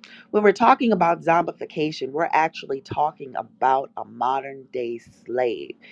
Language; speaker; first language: English; native; English